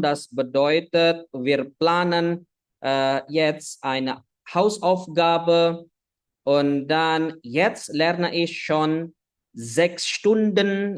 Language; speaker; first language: German; non-native, fluent; Indonesian